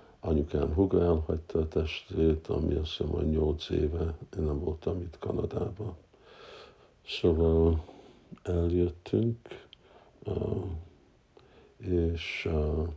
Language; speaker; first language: Hungarian; early bilingual, heritage; Hungarian